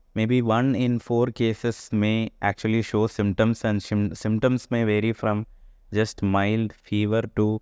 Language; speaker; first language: English; non-native, local second language; Malayalam